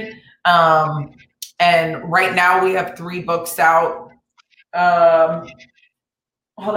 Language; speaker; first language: English; native; English